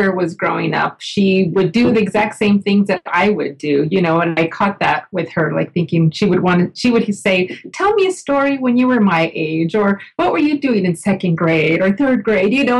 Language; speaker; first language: English; native; English